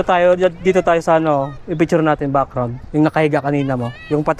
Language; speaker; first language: Filipino; non-native, local second language; Aklanon